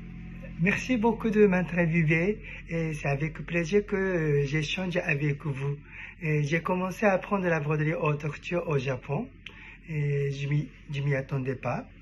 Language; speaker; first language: French; non-native, fluent; Japanese